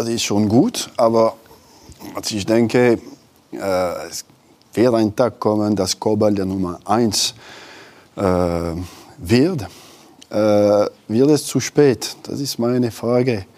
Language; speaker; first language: German; non-native, local second language; French